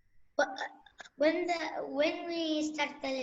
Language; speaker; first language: English; non-native, learner; Arabic